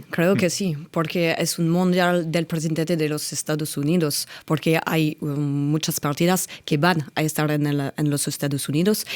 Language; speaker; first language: Spanish; non-native, fluent; French